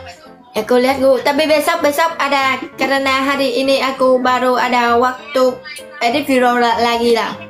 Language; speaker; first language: Indonesian; non-native, learner; Vietnamese